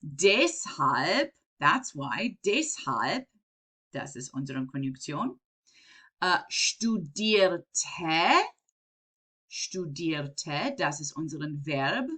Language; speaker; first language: German; non-native, fluent; English